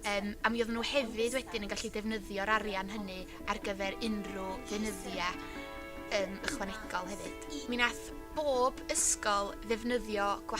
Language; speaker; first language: Welsh; native; Welsh